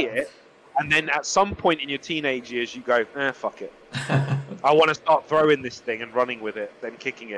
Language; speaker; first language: English; native; English